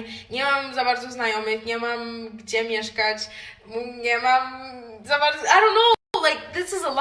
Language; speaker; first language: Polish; early bilingual, heritage; Polish